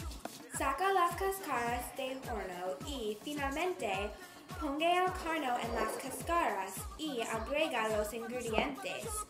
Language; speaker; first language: Spanish; non-native, learner; English